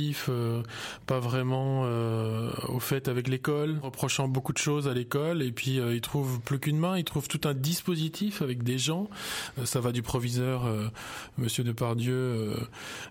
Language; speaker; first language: French; native; French